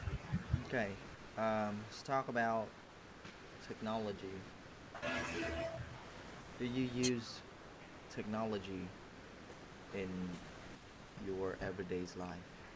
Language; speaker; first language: English; non-native, fluent; Vietnamese